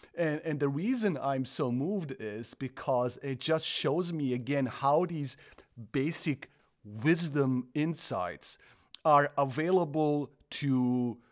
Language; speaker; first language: English; non-native, fluent; Croatian